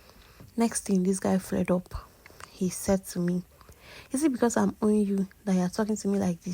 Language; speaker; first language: English; native; English